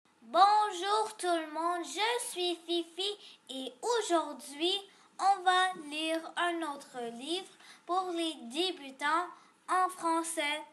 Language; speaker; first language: French; non-native, local second language; English